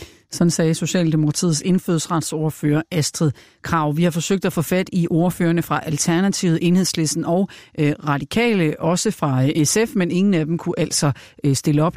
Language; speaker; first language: Danish; native; Danish